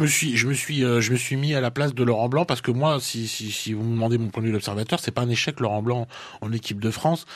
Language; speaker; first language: French; native; French